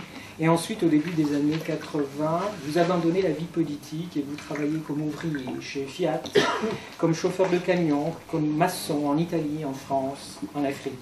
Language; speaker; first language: French; native; French